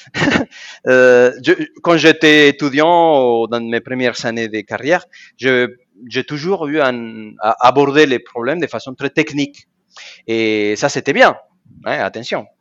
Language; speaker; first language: French; non-native, fluent; Spanish